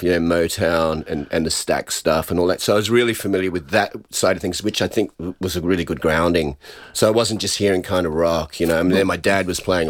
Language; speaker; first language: English; native; English